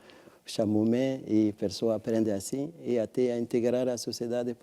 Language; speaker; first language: Portuguese; non-native, learner; French